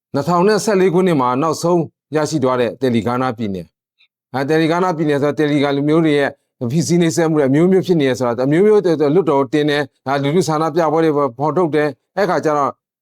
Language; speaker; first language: Burmese; non-native, local second language; Shan